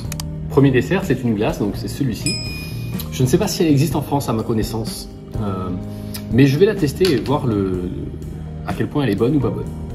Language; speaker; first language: French; native; French